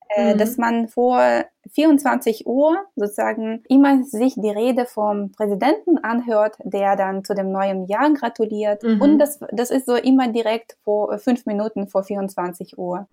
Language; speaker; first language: German; non-native, fluent; Ukrainian